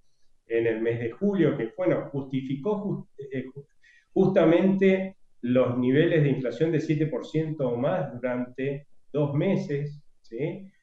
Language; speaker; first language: Spanish; native; Spanish